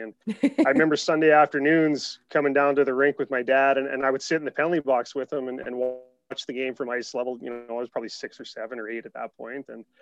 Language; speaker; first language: English; native; English